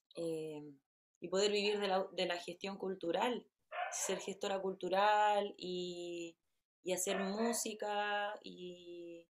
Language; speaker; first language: Spanish; native; Spanish